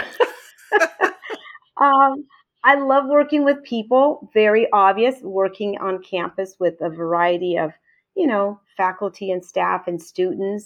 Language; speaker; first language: English; native; English